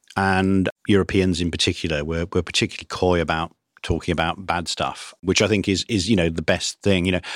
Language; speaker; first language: English; native; English